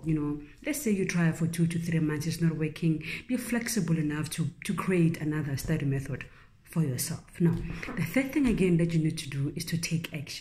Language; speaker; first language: English; non-native, local second language; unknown